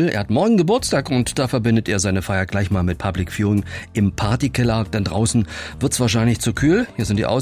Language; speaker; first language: German; native; German